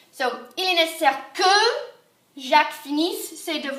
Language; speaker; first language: French; non-native, fluent; English